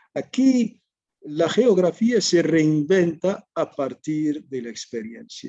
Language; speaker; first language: Spanish; non-native, fluent; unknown